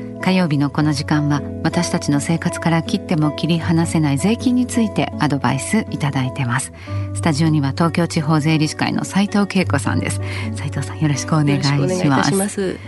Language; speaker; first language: Japanese; native; Japanese